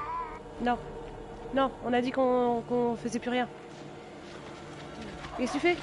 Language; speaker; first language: French; native; French